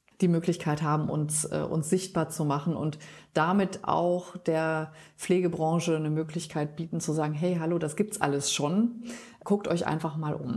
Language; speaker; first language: German; native; German